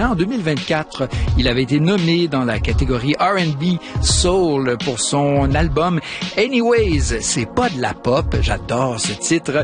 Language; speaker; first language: French; native; French